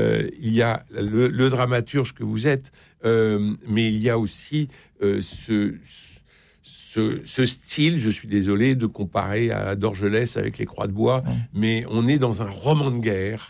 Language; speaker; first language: French; native; French